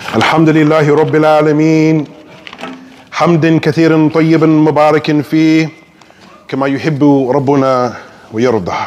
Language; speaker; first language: Arabic; non-native, learner; English